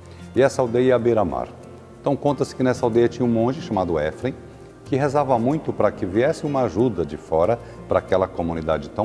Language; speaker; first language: Portuguese; native; Portuguese